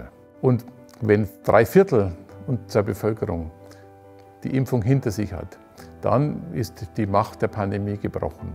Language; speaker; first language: German; native; German